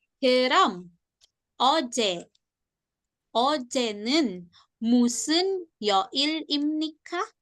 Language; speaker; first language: Korean; non-native, fluent; Indonesian